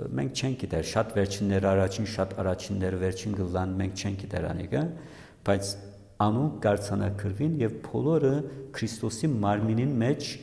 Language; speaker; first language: Armenian; early bilingual, heritage; Armenian